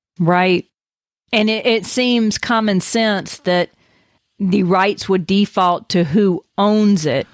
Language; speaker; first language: English; native; English